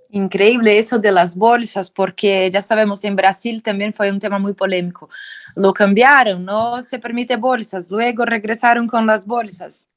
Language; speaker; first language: Spanish; non-native, fluent; Portuguese